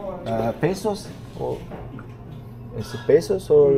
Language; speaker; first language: Spanish; non-native, learner; Serbian